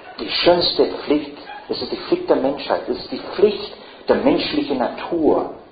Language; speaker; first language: German; non-native, fluent; English